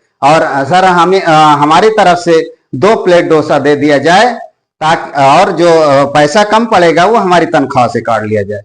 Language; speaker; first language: Hindi; native; Hindi